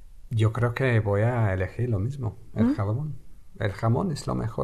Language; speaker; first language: Spanish; non-native, fluent; English